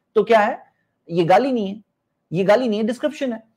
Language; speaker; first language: Hindi; non-native, local second language; Urdu